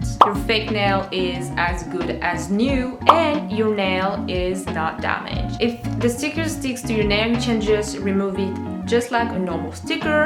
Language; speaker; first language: English; non-native, fluent; French